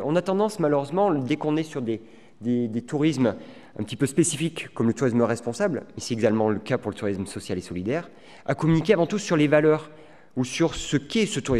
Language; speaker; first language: French; native; French